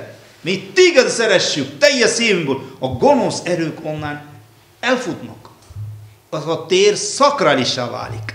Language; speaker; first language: Hungarian; non-native, fluent; Malayalam